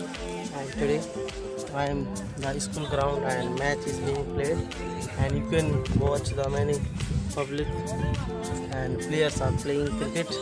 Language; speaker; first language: English; non-native, local second language; Hindi